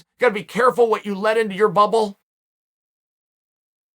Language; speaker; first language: English; native; English